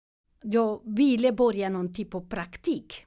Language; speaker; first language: Swedish; non-native, learner; Spanish